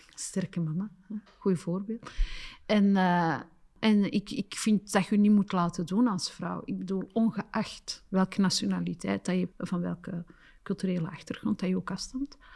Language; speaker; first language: Dutch; early bilingual, other home language; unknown